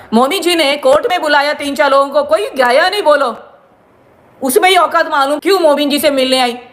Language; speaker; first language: Hindi; non-native, local second language; Gujarati